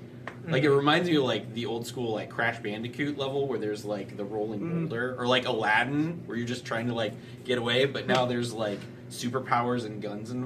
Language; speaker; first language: English; native; English